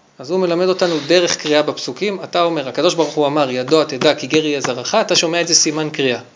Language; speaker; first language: Hebrew; native; Hebrew